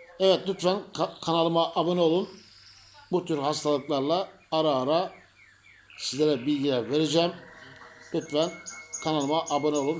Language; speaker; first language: Turkish; native; Turkish